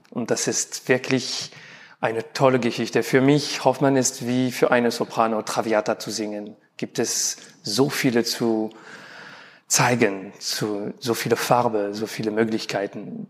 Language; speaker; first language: German; non-native, learner; French